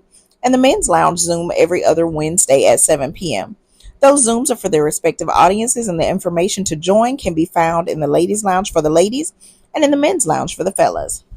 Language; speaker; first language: English; native; English